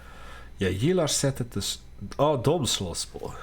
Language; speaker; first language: Swedish; non-native, learner; Dutch